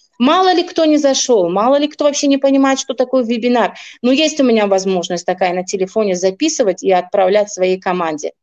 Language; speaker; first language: Russian; non-native, local second language; Tajik